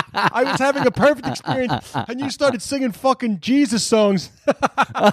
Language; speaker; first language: English; native; English